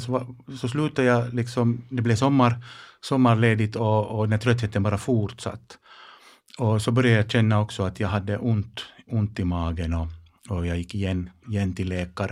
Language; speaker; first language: Swedish; non-native, local second language; Finnish